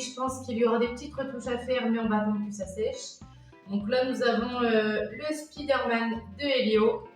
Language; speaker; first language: French; native; French